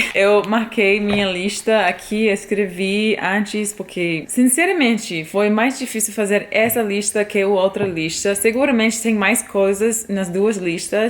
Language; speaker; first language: Portuguese; non-native, fluent; English